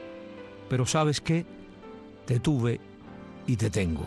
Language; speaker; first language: Spanish; native; Spanish